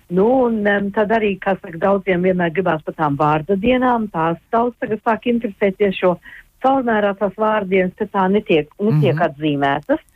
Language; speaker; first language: Latvian; early bilingual, heritage; Latvian